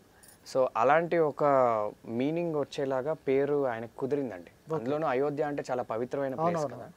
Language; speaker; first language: Telugu; native; Telugu